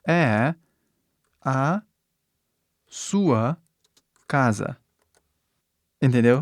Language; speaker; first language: Portuguese; non-native, fluent; English